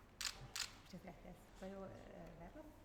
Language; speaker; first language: Spanish; non-native, learner; Hungarian